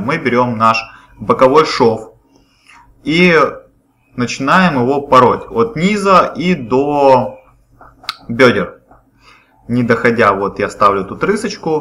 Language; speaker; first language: Russian; native; Russian